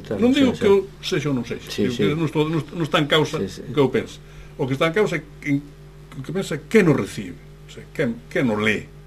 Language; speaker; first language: Galician; native; Galician